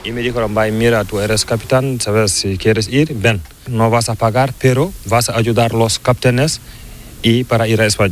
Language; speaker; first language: Spanish; non-native, learner; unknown